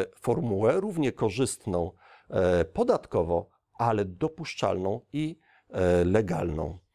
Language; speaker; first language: Polish; native; Polish